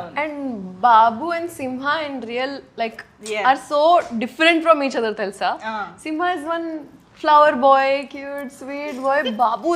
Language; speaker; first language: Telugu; non-native, local second language; Urdu